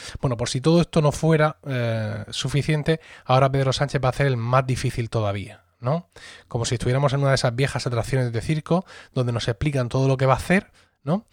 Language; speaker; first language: Spanish; native; Spanish